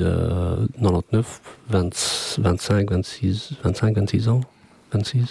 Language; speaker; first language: French; non-native, fluent; Albanian